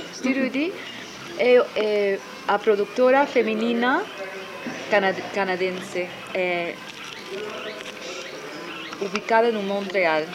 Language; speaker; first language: Portuguese; non-native, fluent; Spanish